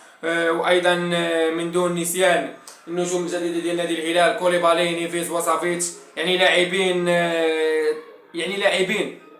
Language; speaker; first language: Arabic; native; Arabic